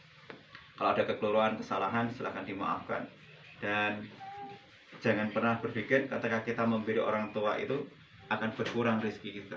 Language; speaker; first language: Indonesian; native; Indonesian